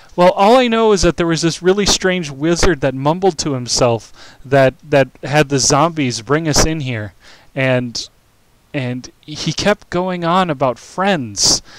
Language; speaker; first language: English; native; English